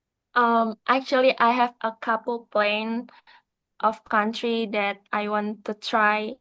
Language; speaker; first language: English; non-native, learner; Indonesian